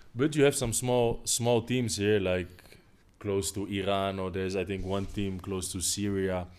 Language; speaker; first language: English; non-native, fluent; Dutch